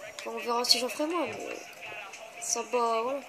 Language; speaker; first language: French; native; French